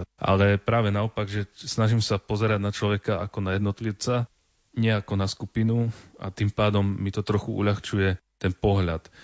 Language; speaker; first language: Slovak; native; Slovak